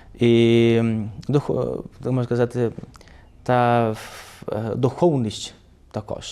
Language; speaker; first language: Ukrainian; early bilingual, heritage; Ukrainian